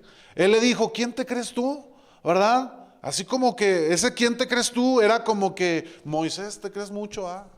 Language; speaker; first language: Spanish; native; Spanish